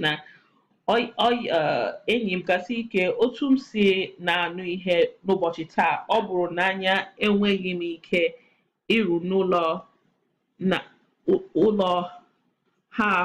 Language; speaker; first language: Igbo; non-native, learner; English